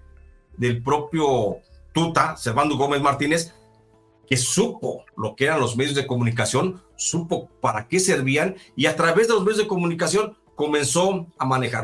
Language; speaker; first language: Spanish; native; Spanish